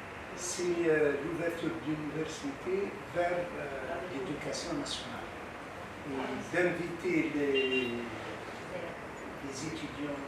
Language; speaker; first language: French; non-native, local second language; Arabic